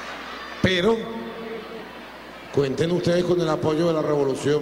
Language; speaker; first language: Spanish; native; Spanish